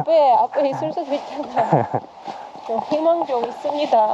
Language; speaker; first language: Korean; non-native, fluent; Russian